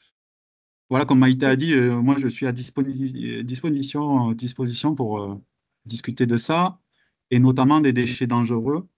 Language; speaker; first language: French; native; French